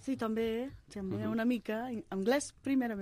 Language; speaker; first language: Catalan; non-native, learner; English